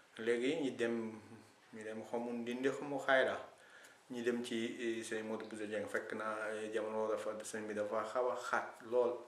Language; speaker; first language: Wolof; non-native, fluent; Italian